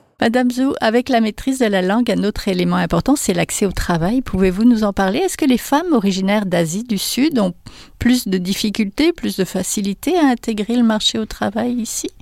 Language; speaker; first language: French; native; French